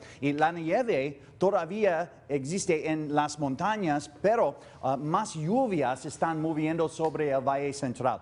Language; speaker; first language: Spanish; non-native, learner; English